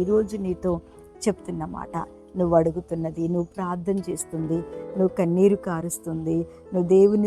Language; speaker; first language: Telugu; native; Telugu